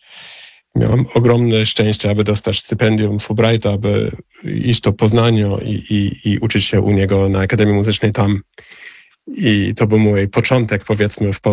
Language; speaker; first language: Polish; non-native, fluent; English